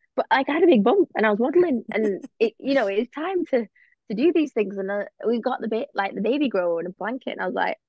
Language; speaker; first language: English; native; English